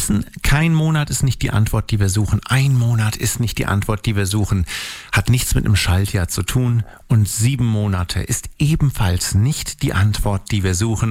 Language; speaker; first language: German; native; German